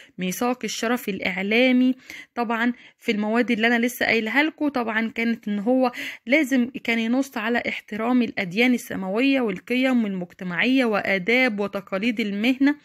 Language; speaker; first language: Arabic; native; Arabic